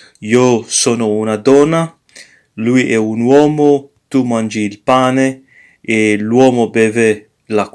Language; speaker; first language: Italian; non-native, learner; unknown